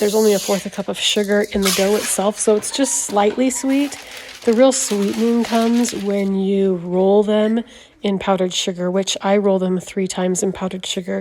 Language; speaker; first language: English; native; English